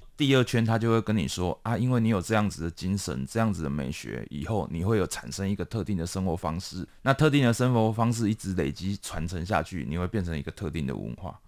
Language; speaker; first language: Chinese; native; Chinese